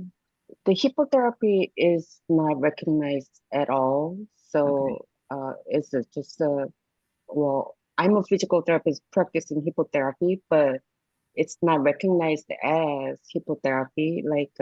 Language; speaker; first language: English; non-native, learner; Korean